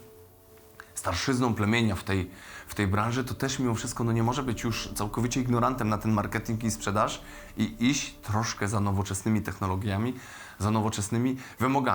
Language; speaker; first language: Polish; native; Polish